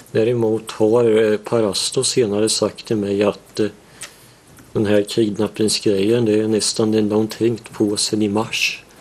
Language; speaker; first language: Swedish; native; Swedish